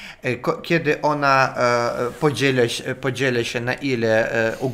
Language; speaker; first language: Polish; non-native, fluent; Russian